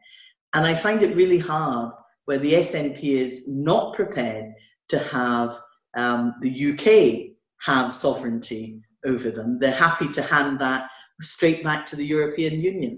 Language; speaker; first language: English; native; English